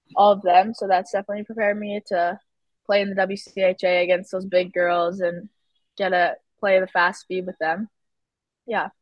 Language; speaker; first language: English; native; English